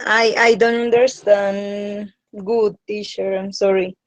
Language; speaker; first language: English; non-native, learner; Spanish